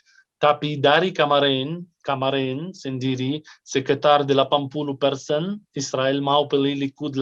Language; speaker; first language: Indonesian; non-native, fluent; Arabic